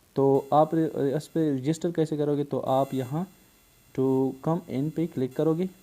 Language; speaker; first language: Urdu; non-native, local second language; Pashto